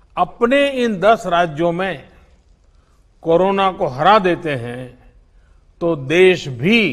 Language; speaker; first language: Hindi; non-native, local second language; Gujarati